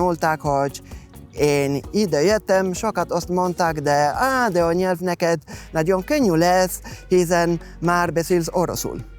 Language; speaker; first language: Hungarian; non-native, fluent; Spanish